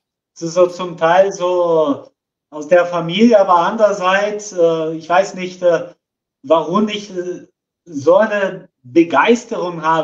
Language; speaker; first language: German; non-native, fluent; Portuguese